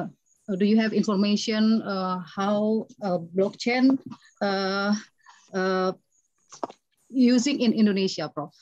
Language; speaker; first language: English; non-native, fluent; Indonesian